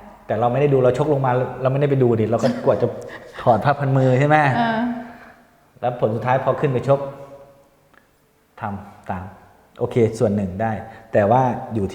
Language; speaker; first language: Thai; native; Thai